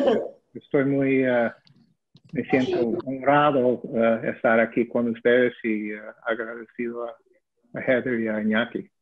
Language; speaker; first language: Spanish; non-native, fluent; English